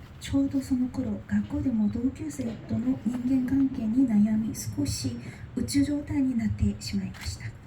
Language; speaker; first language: Japanese; non-native, fluent; Korean